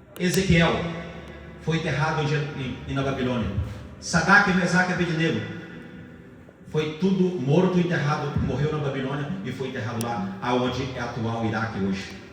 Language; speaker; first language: Portuguese; native; Portuguese